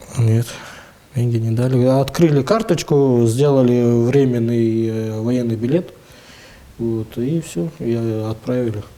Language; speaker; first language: Russian; native; Russian